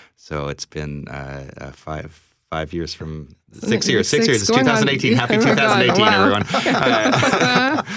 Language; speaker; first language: English; native; English